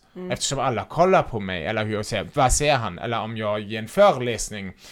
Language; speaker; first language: Swedish; non-native, fluent; German